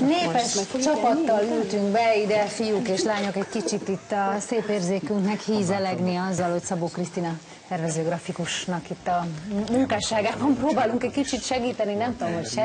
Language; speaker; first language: Hungarian; native; Hungarian